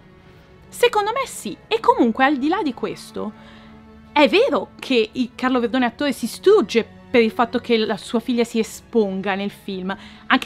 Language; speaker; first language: Italian; native; Italian